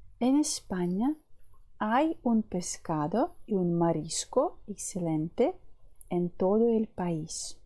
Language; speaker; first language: Spanish; non-native, fluent; Ukrainian